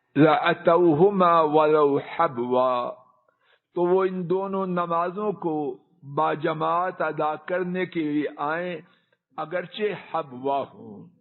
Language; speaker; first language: Urdu; non-native, local second language; Punjabi